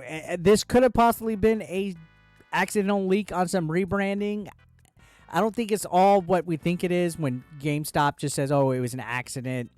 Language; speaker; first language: English; native; English